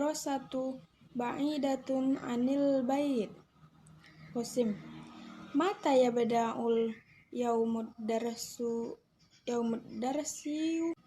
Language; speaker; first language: Arabic; non-native, learner; Indonesian